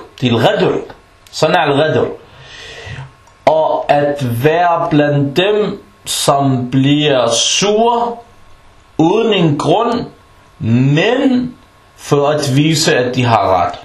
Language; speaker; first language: Danish; early bilingual, other home language; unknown